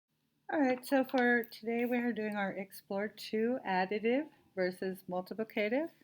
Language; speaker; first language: English; native; English